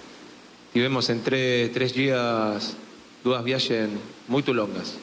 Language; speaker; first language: Spanish; non-native, learner; Portuguese